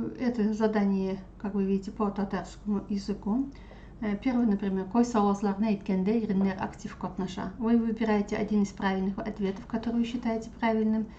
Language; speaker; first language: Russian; non-native, local second language; Tatar